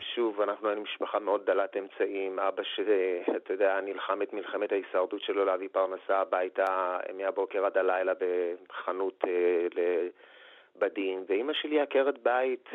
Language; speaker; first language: Hebrew; non-native, fluent; Persian